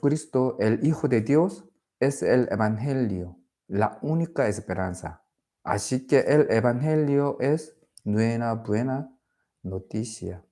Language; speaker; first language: Spanish; non-native, learner; Korean